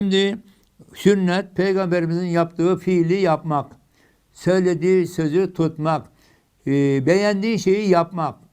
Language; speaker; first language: Turkish; native; Turkish